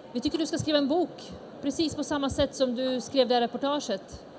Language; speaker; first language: Swedish; early bilingual, other home language; Bosnian